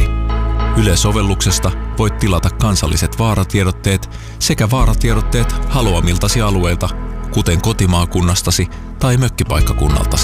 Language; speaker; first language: Finnish; native; Finnish